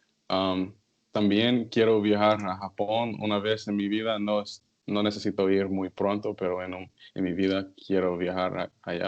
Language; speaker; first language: Spanish; non-native, learner; English